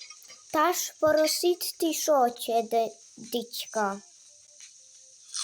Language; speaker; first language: Albanian; early bilingual, heritage; Albanian